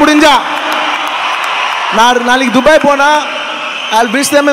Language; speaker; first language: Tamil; non-native, local second language; Telugu